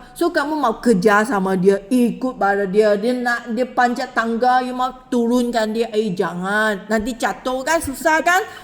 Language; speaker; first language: Malay; non-native, local second language; Chinese